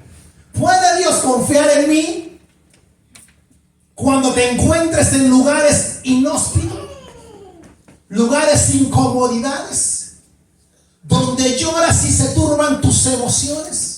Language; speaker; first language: Spanish; native; Spanish